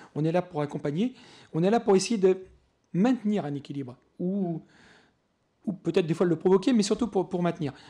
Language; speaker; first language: French; native; French